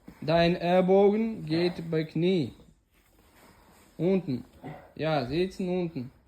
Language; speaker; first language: German; non-native, learner; Ukrainian